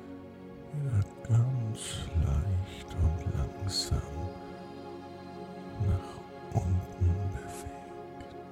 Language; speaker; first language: German; native; German